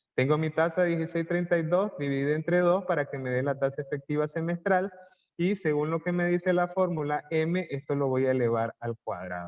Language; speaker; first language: Spanish; native; Spanish